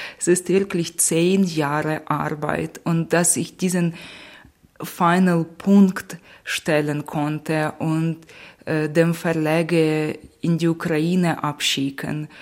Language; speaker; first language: German; non-native, fluent; Ukrainian